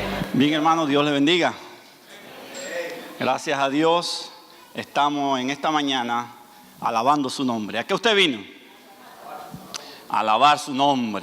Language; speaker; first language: Spanish; native; Spanish